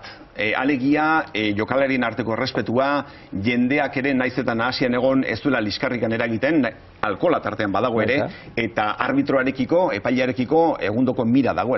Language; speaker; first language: Basque; native; Basque